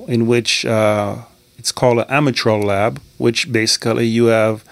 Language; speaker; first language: English; native; English